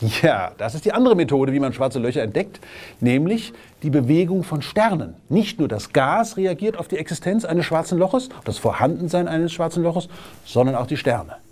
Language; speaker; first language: German; native; German